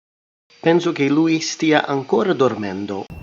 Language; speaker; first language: Italian; non-native, fluent; English